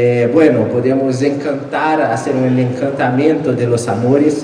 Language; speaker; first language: Spanish; non-native, fluent; Portuguese